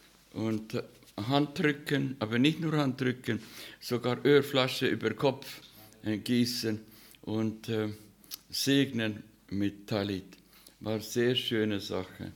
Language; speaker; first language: German; non-native, fluent; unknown